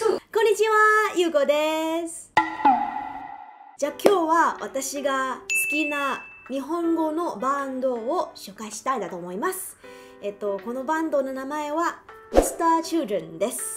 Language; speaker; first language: Japanese; non-native, learner; Chinese